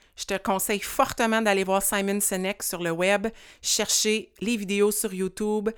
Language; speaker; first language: French; native; French